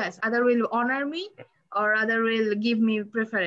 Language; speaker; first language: English; non-native, learner; Bangla